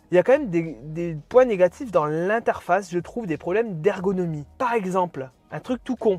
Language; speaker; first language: French; native; French